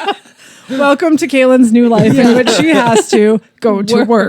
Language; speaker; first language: English; native; English